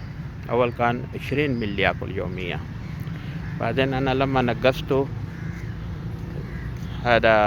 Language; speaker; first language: Arabic; non-native, learner; Urdu